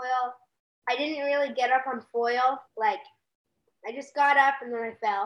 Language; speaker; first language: English; native; English